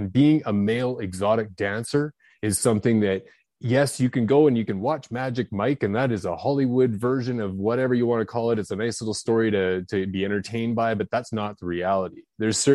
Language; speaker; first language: English; native; English